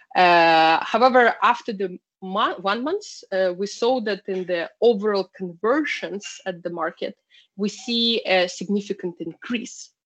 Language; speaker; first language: English; non-native, fluent; Russian